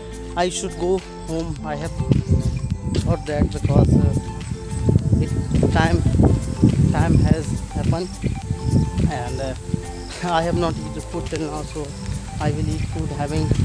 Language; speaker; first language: English; non-native, local second language; Hindi